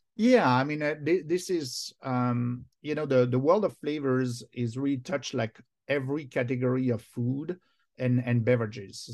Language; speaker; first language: English; non-native, fluent; French